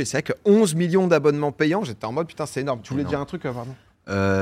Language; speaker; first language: French; native; French